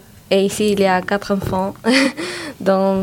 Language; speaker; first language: French; non-native, learner; Spanish